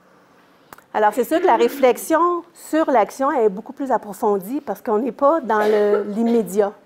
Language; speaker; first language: French; native; French